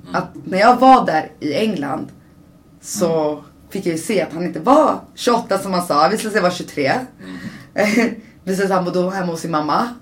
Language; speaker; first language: Swedish; early bilingual, other home language; Persian